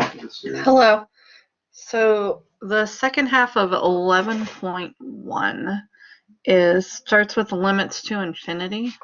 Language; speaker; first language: English; native; English